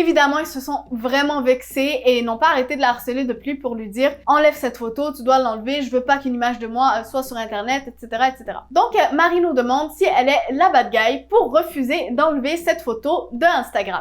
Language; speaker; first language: French; native; French